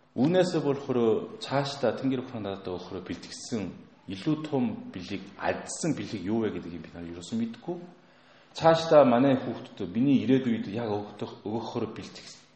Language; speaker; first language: Mongolian; non-native, fluent; Korean